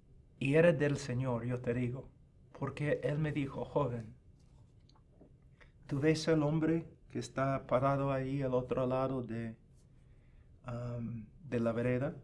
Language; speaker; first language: Spanish; non-native, fluent; English